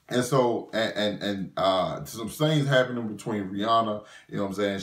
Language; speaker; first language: English; native; English